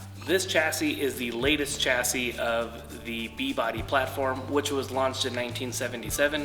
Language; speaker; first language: English; native; English